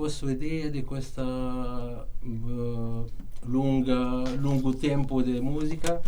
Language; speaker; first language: Italian; non-native, learner; Arabic